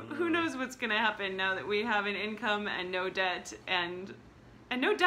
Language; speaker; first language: English; native; English